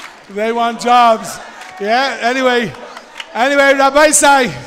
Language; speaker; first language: English; native; English